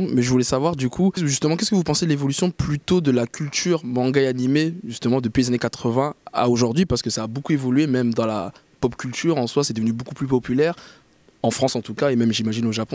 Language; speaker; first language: French; native; French